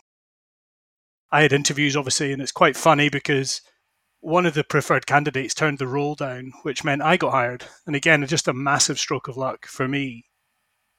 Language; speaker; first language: English; native; English